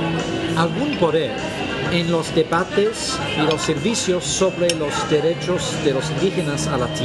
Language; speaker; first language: Spanish; non-native, fluent; English